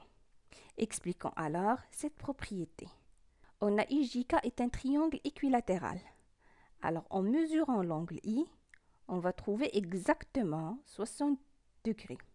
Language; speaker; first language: French; non-native, local second language; Arabic